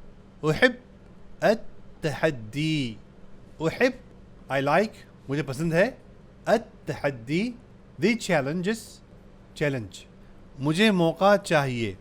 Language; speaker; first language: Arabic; non-native, fluent; Urdu